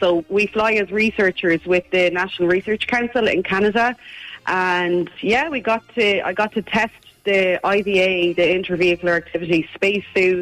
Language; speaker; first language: English; native; English